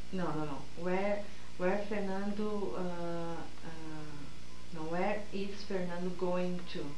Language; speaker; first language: English; non-native, learner; Portuguese